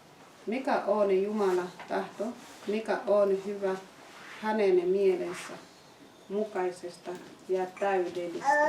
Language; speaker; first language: Finnish; non-native, fluent; Swahili